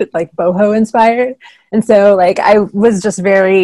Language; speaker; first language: English; native; English